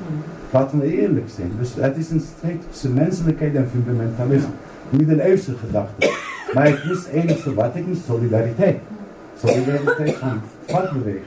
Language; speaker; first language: Dutch; non-native, learner; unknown